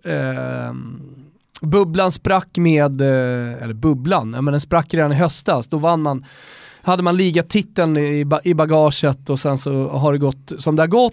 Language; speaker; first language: Swedish; native; Swedish